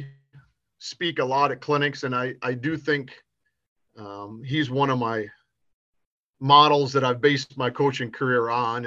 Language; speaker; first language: English; native; English